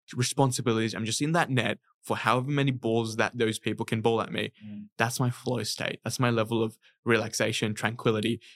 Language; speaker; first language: English; native; English